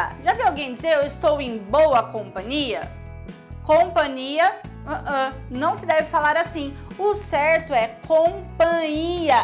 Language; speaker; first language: Portuguese; native; Portuguese